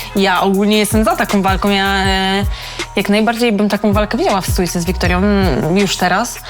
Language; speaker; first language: Polish; native; Polish